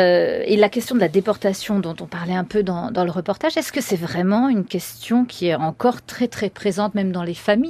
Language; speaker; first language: French; native; French